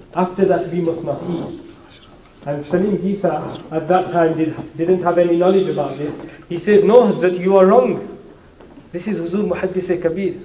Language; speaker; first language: English; early bilingual, other home language; Urdu